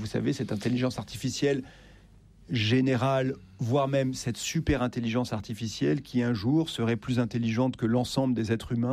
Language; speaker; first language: French; native; French